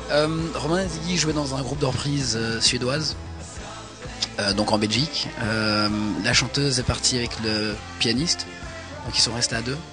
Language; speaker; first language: French; early bilingual, other home language; English